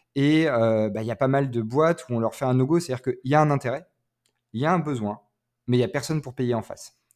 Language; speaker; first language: French; native; French